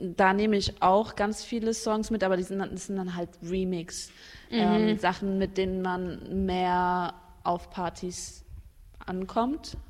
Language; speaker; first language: German; early bilingual, other home language; Arabic